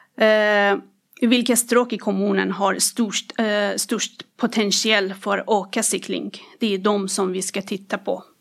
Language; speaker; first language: Swedish; non-native, fluent; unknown